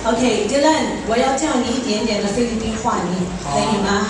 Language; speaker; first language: Chinese; early bilingual, heritage; Chinese